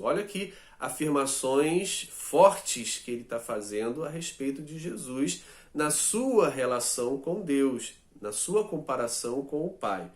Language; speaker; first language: Portuguese; native; Portuguese